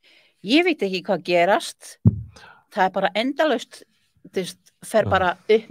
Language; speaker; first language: Icelandic; non-native, learner; Polish